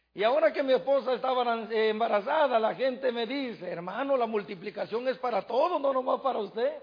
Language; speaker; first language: Spanish; native; Spanish